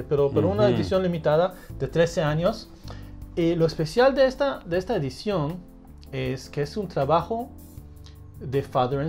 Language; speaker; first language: Spanish; early bilingual, heritage; Spanish